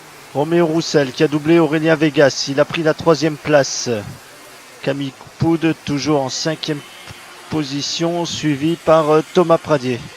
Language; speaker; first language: French; native; French